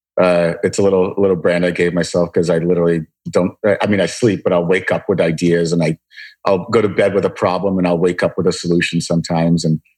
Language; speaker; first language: English; early bilingual, other home language; Russian